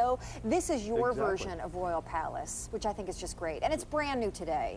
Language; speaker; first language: English; native; English